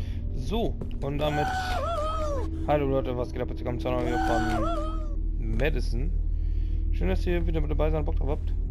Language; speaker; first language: German; native; German